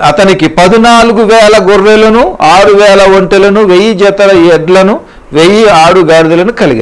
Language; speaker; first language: Telugu; native; Telugu